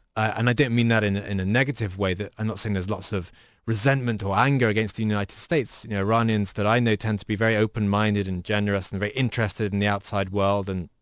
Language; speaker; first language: English; native; English